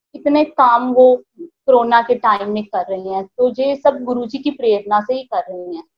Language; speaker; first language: Hindi; native; Hindi